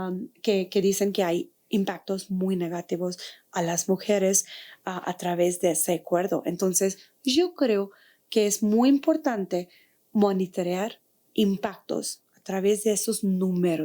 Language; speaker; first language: Spanish; non-native, fluent; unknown